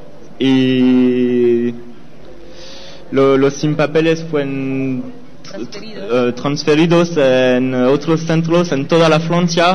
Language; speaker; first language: Spanish; non-native, learner; French